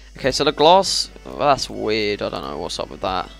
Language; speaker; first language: English; native; English